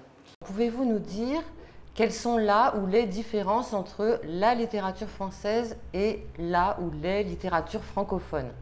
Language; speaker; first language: French; native; French